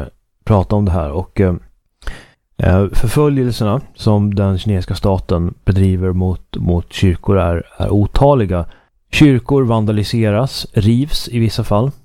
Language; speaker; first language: Swedish; native; Swedish